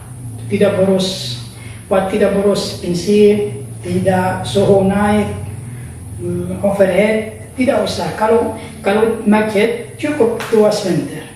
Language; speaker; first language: Indonesian; non-native, learner; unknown